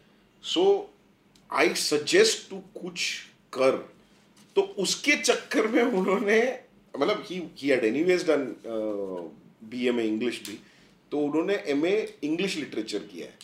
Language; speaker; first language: English; non-native, local second language; Kannada